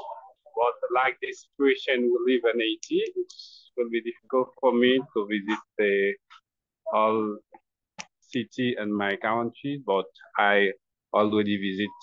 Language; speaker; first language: English; non-native, learner; Haitian Creole